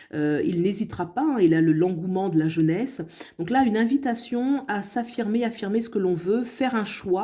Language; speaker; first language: French; native; French